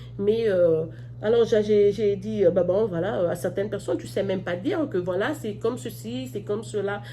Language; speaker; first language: French; non-native, local second language; Lingala